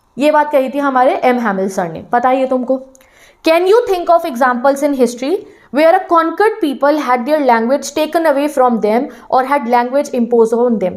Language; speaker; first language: Hindi; native; Hindi